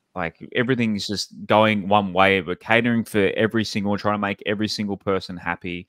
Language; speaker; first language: English; native; English